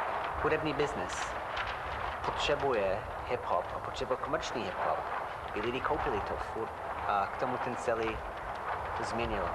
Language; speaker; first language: Czech; non-native, fluent; English